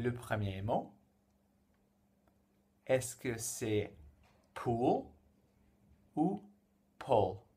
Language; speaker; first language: French; non-native, fluent; English